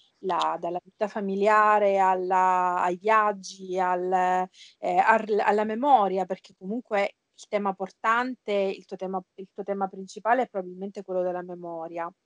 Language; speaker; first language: Italian; native; Italian